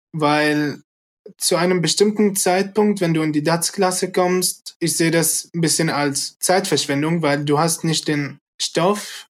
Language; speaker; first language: German; early bilingual, other home language; Arabic